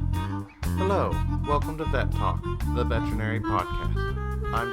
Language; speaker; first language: English; native; English